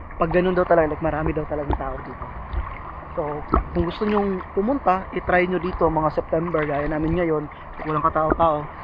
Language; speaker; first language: Filipino; non-native, local second language; Cebuano